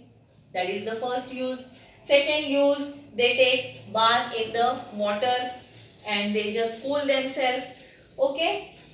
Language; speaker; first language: English; non-native, local second language; Marathi